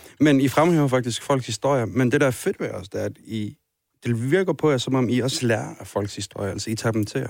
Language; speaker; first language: Danish; early bilingual, other home language; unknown